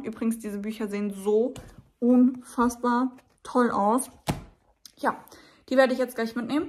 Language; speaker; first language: German; native; German